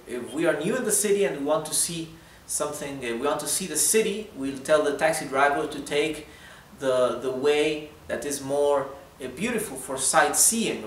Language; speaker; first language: English; non-native, fluent; Spanish